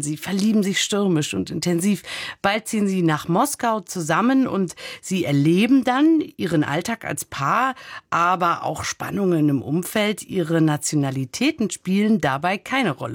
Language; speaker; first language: German; native; German